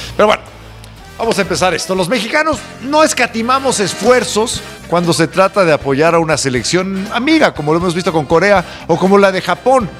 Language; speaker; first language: Spanish; native; Spanish